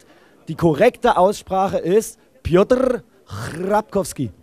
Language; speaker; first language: German; native; German